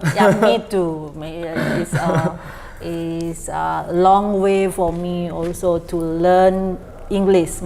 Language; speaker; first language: English; non-native, fluent; Indonesian